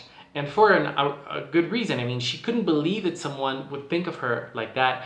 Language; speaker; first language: English; non-native, fluent; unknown